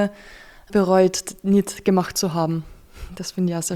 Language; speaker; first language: German; native; German